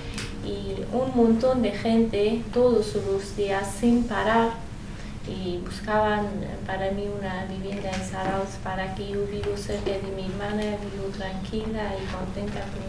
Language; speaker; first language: Spanish; non-native, learner; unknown